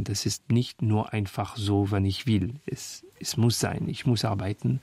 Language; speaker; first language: German; non-native, fluent; French